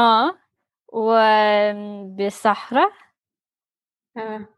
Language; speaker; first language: Arabic; non-native, learner; English